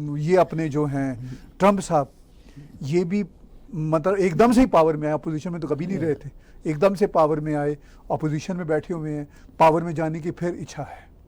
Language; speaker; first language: Urdu; non-native, local second language; Punjabi